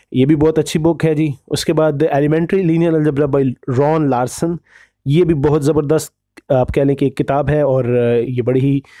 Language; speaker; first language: Urdu; native; Urdu